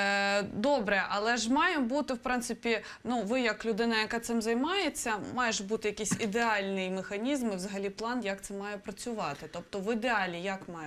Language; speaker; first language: Ukrainian; native; Ukrainian